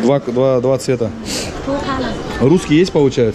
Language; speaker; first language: Russian; native; Russian